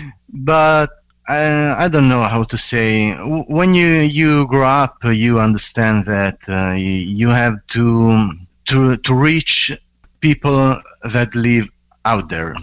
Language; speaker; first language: English; non-native, fluent; Italian